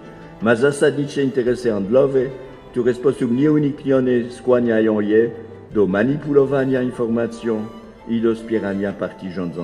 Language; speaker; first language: Polish; non-native, fluent; French